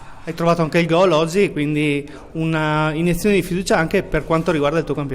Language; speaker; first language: Italian; native; Italian